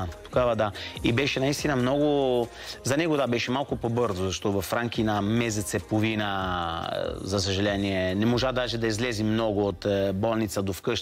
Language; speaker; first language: Bulgarian; non-native, fluent; Italian